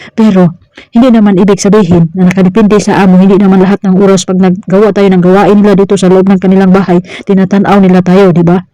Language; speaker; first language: Filipino; non-native, local second language; Cebuano